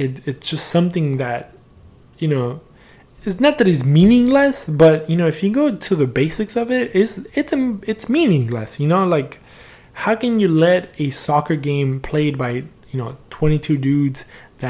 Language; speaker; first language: English; early bilingual, other home language; Spanish